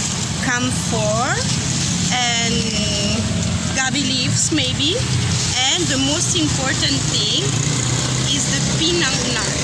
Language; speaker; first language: English; non-native, fluent; Italian